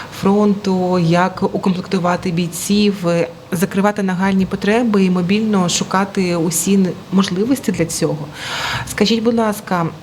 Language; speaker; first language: Ukrainian; native; Ukrainian